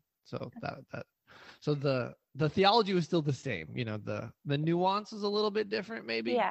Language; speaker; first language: English; native; English